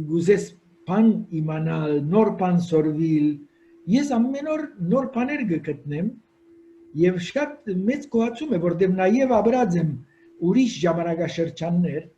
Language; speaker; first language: Armenian; early bilingual, heritage; Armenian